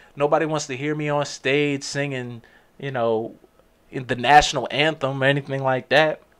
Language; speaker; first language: English; native; English